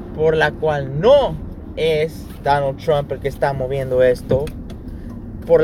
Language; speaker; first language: Spanish; early bilingual, heritage; Spanish